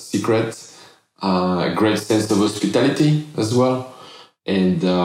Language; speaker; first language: English; non-native, fluent; French